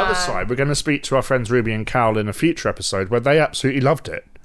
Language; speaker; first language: English; native; English